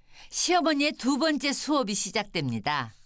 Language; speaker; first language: Korean; native; Korean